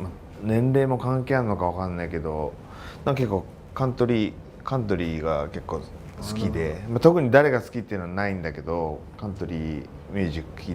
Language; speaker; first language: Japanese; native; Japanese